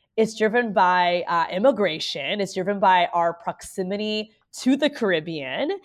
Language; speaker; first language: English; native; English